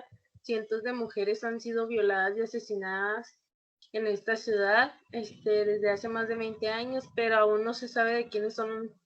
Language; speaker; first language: Spanish; native; Spanish